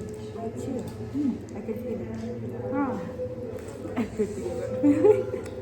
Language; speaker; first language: English; non-native, learner; Tibetan